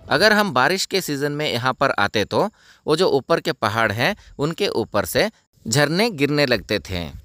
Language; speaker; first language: Hindi; non-native, local second language; Kannada